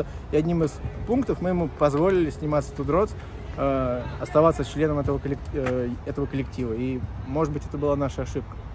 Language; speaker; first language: Russian; native; Russian